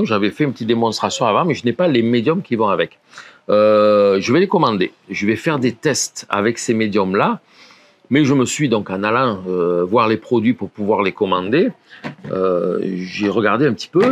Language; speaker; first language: French; native; French